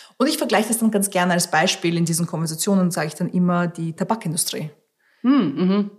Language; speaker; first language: German; early bilingual, other home language; Russian